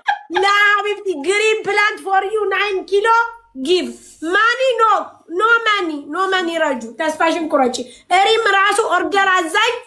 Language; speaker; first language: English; non-native, learner; Amharic